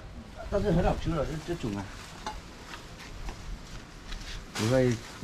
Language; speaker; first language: Chinese; non-native, learner; Vietnamese